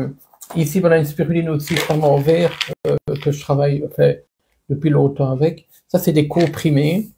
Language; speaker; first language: French; native; French